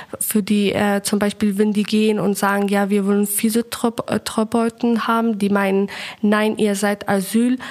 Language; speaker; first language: German; non-native, fluent; Persian